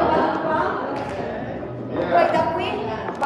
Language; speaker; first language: Italian; native; Italian